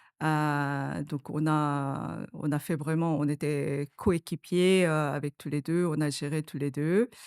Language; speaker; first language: French; non-native, fluent; Korean